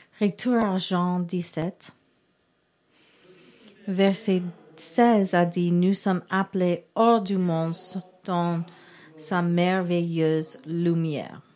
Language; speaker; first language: French; non-native, learner; English